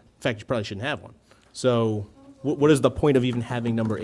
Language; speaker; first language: English; native; English